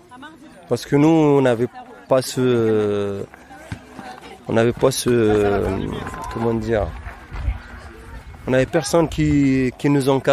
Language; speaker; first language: French; non-native, fluent; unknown